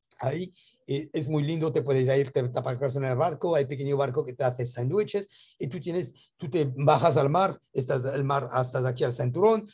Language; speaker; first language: Spanish; non-native, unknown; French